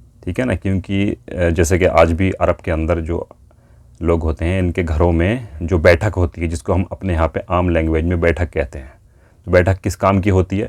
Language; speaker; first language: Urdu; native; Urdu